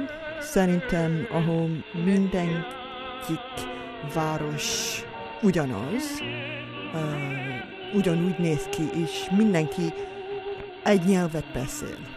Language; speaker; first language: Hungarian; non-native, fluent; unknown